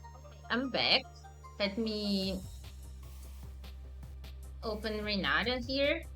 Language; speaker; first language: English; non-native, fluent; Portuguese